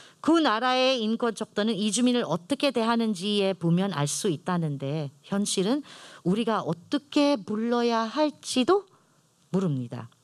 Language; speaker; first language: Korean; non-native, fluent; Filipino